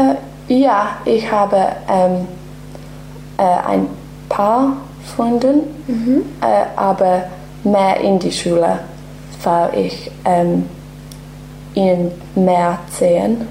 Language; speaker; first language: German; non-native, learner; English